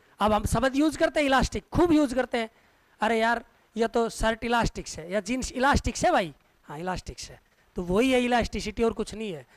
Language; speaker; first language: Hindi; native; Hindi